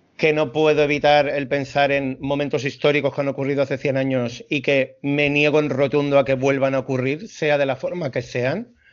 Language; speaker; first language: Spanish; native; Spanish